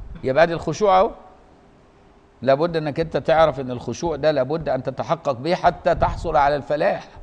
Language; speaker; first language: Arabic; native; Arabic